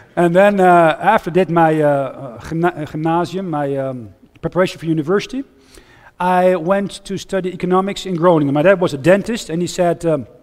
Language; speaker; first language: English; non-native, fluent; Dutch